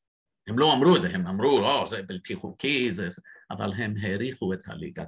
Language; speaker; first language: Hebrew; non-native, fluent; English